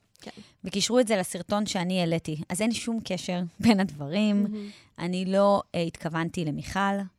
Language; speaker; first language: Hebrew; native; Hebrew